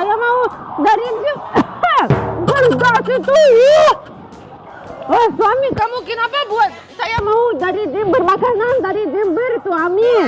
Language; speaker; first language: Indonesian; non-native, learner; Russian